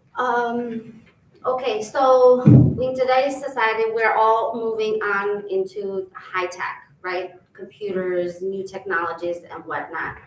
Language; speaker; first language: English; early bilingual, other home language; Albanian